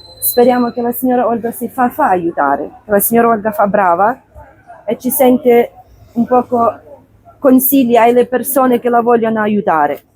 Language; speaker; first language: Italian; non-native, fluent; Ukrainian